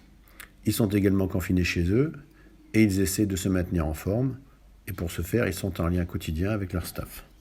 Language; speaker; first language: French; native; French